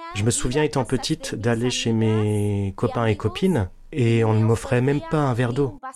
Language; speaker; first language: French; non-native, fluent; Spanish